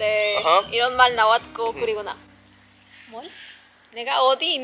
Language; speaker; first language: Korean; non-native, learner; Spanish